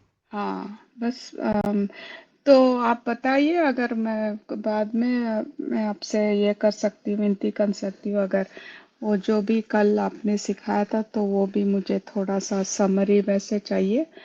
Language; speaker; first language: Hindi; non-native, local second language; Kannada